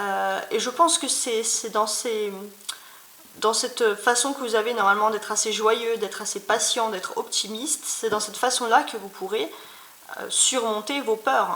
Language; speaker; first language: French; native; French